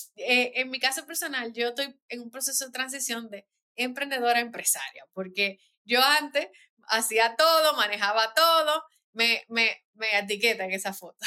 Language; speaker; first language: Spanish; native; Spanish